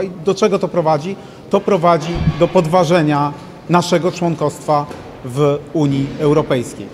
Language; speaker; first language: Polish; native; Polish